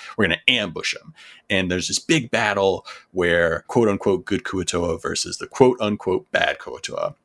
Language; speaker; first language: English; native; English